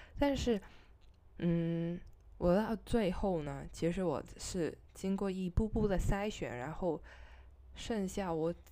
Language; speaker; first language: Chinese; non-native, local second language; Cantonese